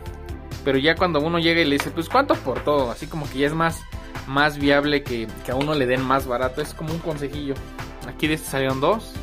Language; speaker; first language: Spanish; native; Spanish